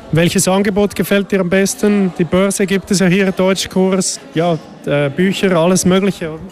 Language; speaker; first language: German; native; German